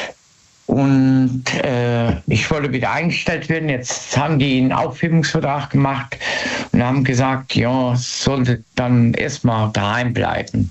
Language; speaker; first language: German; native; German